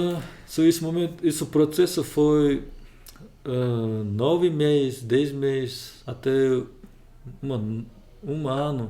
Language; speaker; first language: Portuguese; non-native, learner; Russian